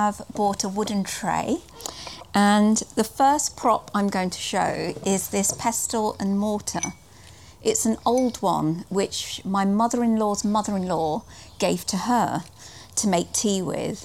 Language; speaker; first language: English; native; English